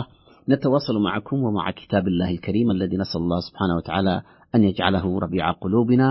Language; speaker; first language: Arabic; native; Arabic